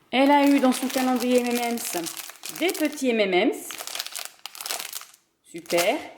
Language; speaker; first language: French; native; French